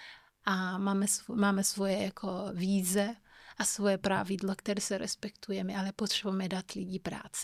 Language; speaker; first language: Czech; non-native, fluent; Kabuverdianu